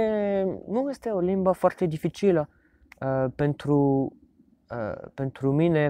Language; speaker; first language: Romanian; non-native, learner; French